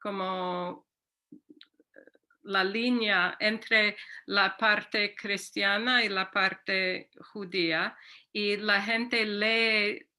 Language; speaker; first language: Spanish; non-native, fluent; English